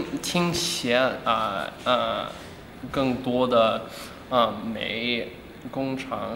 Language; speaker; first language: Chinese; non-native, learner; English